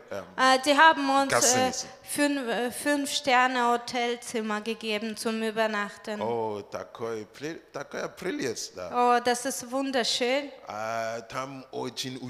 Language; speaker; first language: German; non-native, fluent; Russian